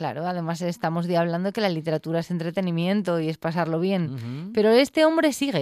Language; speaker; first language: Spanish; native; Spanish